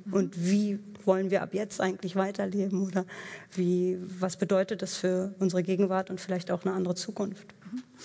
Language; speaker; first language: German; early bilingual, other home language; Persian